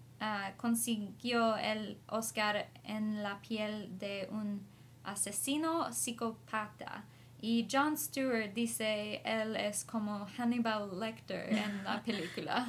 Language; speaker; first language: Spanish; non-native, learner; English